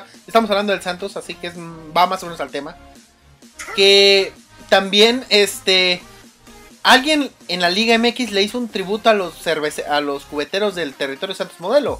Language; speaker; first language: Spanish; native; Spanish